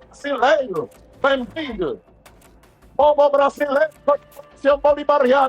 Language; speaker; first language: Portuguese; non-native, learner; Spanish